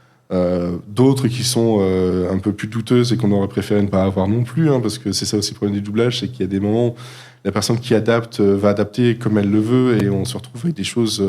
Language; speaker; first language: French; native; French